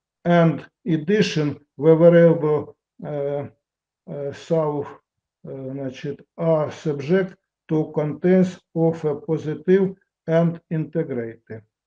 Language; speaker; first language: English; non-native, learner; Russian